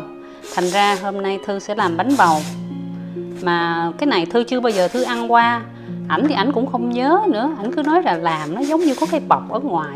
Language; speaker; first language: Vietnamese; native; Vietnamese